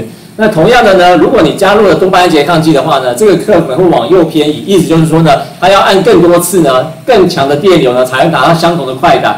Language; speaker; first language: Chinese; native; Chinese